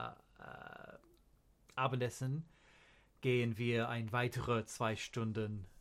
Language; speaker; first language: German; non-native, learner; English